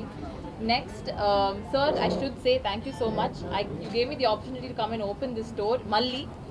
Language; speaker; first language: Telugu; non-native, fluent; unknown